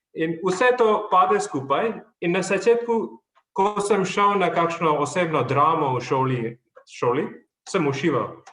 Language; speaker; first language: Slovenian; non-native, fluent; Malayalam